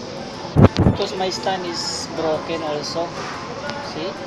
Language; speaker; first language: English; non-native, local second language; Filipino